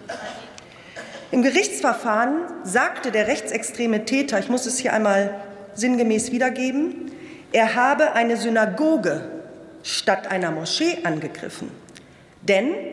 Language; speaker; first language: German; early bilingual, other home language; Turkish